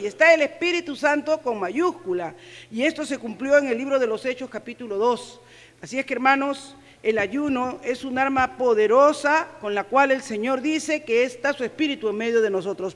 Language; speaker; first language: Spanish; native; Spanish